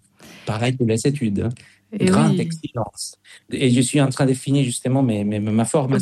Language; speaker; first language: French; non-native, fluent; Spanish